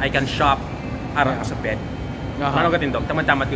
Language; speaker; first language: Filipino; non-native, local second language; Cebuano